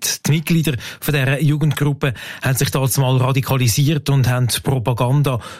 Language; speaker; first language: German; native; German